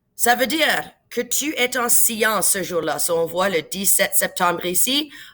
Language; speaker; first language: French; non-native, local second language; English